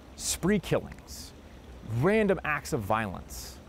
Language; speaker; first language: English; native; English